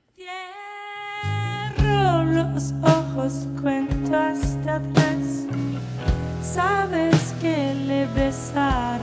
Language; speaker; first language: French; native; French